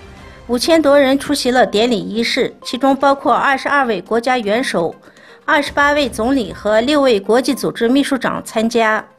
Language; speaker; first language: Chinese; non-native, local second language; Uyghur